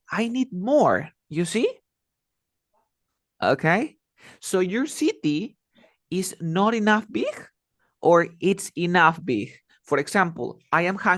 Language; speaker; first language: English; non-native, fluent; Spanish